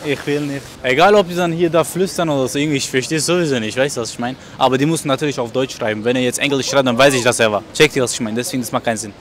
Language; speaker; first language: German; non-native, fluent; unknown